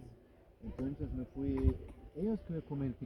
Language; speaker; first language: Spanish; non-native, learner; German